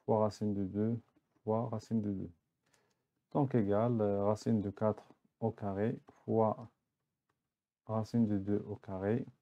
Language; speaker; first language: French; non-native, local second language; Arabic